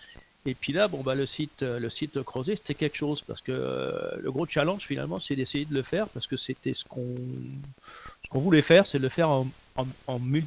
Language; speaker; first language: French; native; French